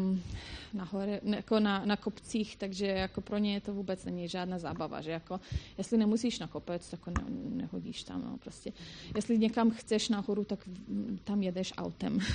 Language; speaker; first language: Czech; non-native, fluent; Croatian